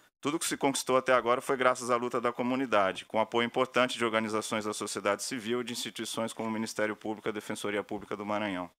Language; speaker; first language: Portuguese; native; Portuguese